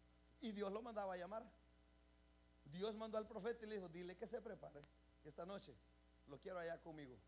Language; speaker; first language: Spanish; native; Spanish